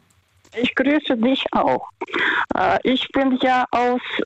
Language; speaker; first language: German; early bilingual, heritage; Russian